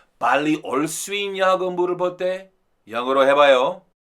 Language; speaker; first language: Korean; non-native, fluent; English